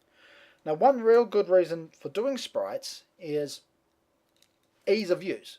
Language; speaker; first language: English; native; English